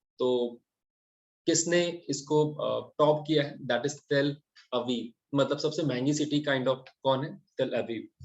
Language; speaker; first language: Hindi; native; Hindi